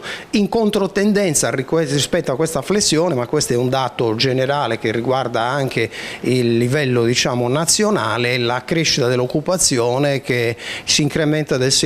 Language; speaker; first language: Italian; native; Italian